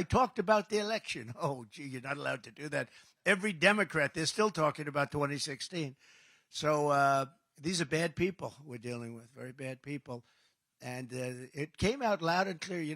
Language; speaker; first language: English; native; English